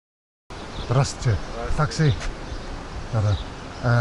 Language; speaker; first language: Russian; non-native, learner; English